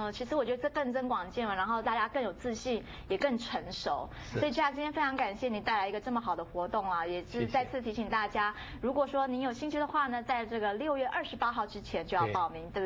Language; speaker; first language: Chinese; native; Chinese